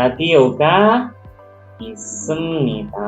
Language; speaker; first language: Korean; non-native, local second language; Indonesian